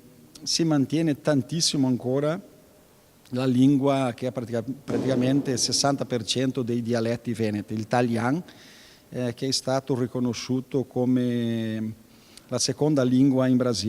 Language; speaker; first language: Italian; early bilingual, heritage; Venetian